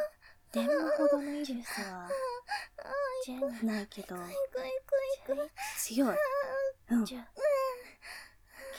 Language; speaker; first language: Japanese; native; Japanese